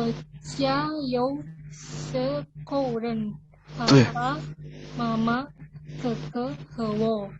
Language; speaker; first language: Chinese; non-native, learner; Indonesian